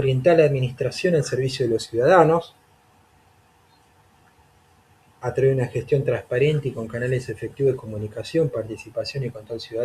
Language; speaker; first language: Spanish; native; Spanish